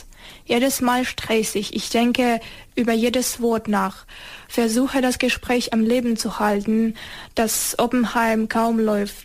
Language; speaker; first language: German; non-native, learner; Ukrainian